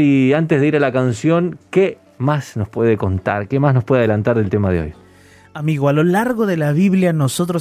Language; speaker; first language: Spanish; native; Spanish